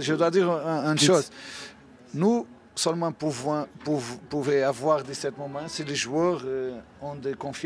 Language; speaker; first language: French; non-native, learner; Portuguese